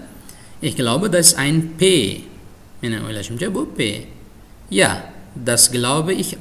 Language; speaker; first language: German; non-native, fluent; Uzbek